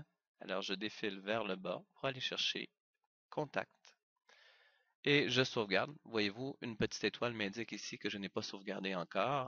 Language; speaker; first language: French; native; French